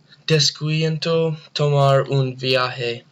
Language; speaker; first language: Spanish; non-native, learner; English